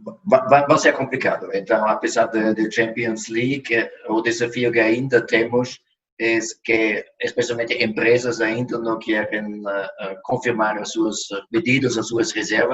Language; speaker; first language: Portuguese; non-native, fluent; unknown